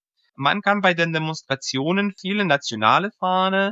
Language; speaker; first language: German; non-native, fluent; Serbian